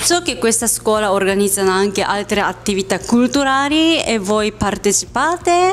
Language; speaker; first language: Italian; non-native, fluent; Japanese